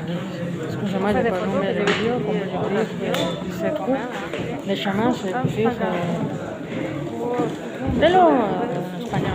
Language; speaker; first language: French; non-native, local second language; Spanish